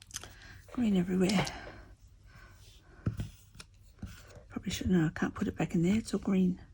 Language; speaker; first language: English; native; English